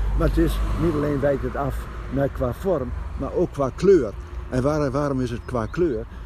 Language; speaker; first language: Dutch; native; Dutch